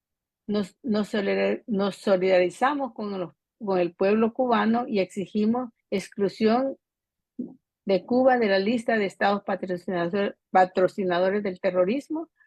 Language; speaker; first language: Spanish; native; Spanish